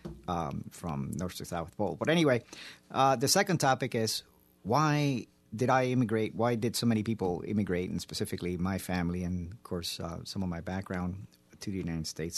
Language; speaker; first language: English; early bilingual, other home language; Spanish